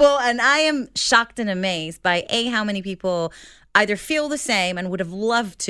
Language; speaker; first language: English; non-native, fluent; Hebrew